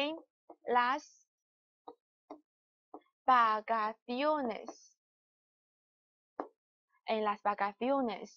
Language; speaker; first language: Spanish; non-native, fluent; Chinese